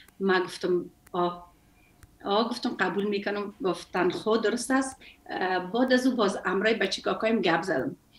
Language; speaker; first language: Persian; native; Persian